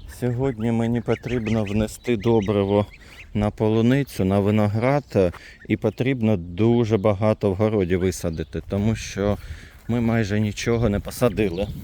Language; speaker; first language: Ukrainian; non-native, local second language; Russian